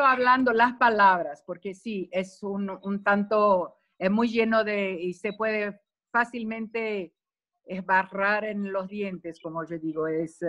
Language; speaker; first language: Spanish; non-native, fluent; Portuguese